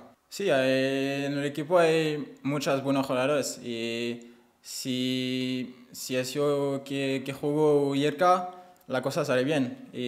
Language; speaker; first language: Spanish; non-native, fluent; French